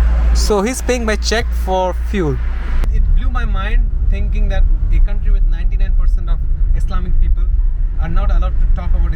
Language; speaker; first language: English; non-native, local second language; Hindi